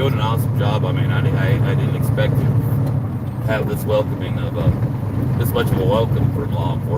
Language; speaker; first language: English; native; English